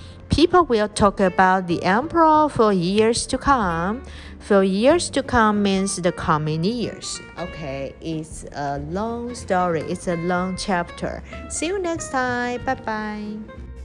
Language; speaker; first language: English; non-native, fluent; Chinese